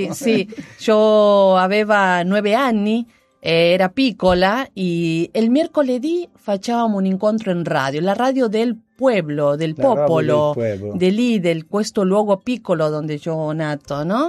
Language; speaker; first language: Italian; non-native, learner; Spanish